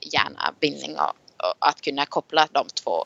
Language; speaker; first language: Swedish; non-native, local second language; Finnish